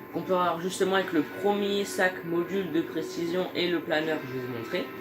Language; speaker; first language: French; native; French